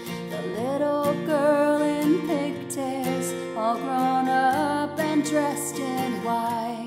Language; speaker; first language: English; native; English